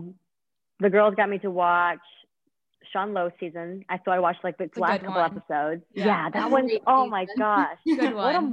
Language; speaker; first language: English; native; English